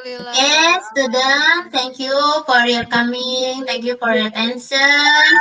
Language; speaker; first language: English; non-native, learner; Indonesian